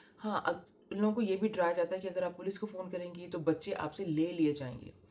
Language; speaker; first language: Urdu; non-native, local second language; Punjabi